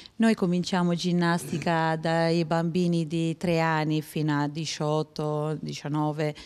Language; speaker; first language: Italian; non-native, fluent; Albanian